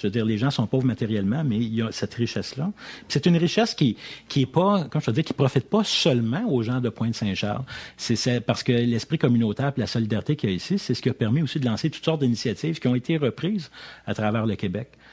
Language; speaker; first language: French; native; French